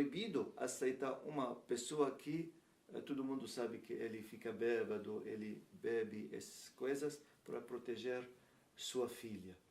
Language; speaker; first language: Portuguese; non-native, learner; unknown